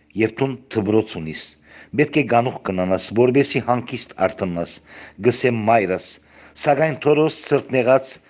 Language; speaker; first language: Armenian; native; Armenian